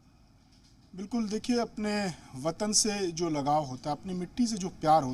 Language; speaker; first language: Hindi; native; Hindi